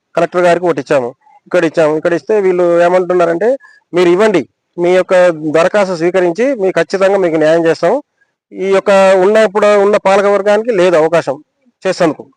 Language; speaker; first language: Telugu; native; Telugu